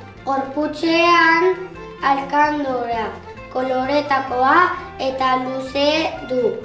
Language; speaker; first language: Basque; non-native, local second language; Spanish